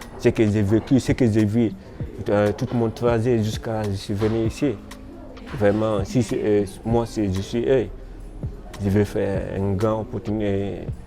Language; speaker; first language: French; non-native, learner; Krio